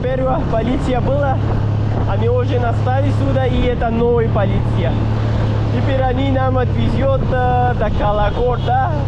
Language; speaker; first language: Russian; non-native, learner; Pashto